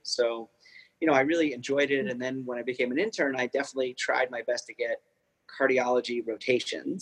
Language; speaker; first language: English; native; English